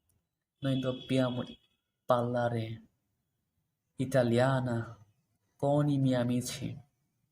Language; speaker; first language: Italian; non-native, learner; Bangla